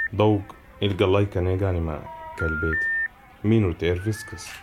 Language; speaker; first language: Lithuanian; non-native, learner; Arabic